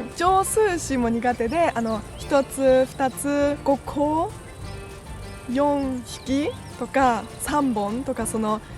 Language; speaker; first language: Japanese; early bilingual, heritage; German